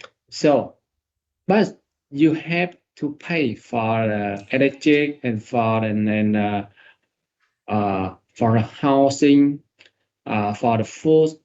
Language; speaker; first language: English; non-native, learner; Vietnamese